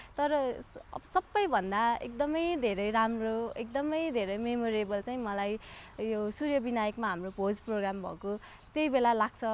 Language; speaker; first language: Nepali; native; Nepali